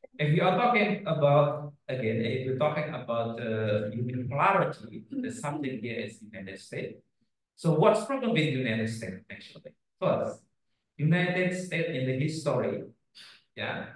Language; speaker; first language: English; non-native, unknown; Indonesian